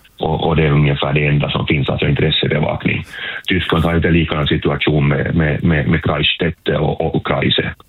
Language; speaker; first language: Swedish; native; Swedish